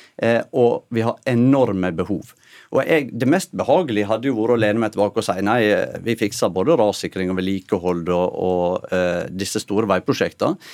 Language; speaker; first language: Norwegian; native; Norwegian